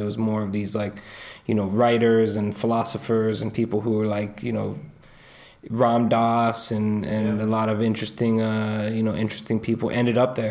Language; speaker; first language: English; native; English